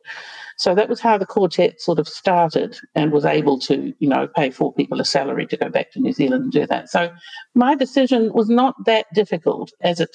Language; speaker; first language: English; native; English